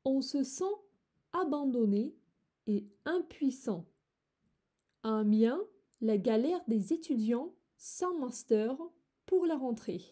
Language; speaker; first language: French; non-native, fluent; Russian